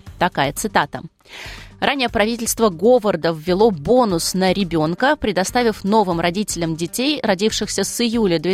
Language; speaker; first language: Russian; native; Russian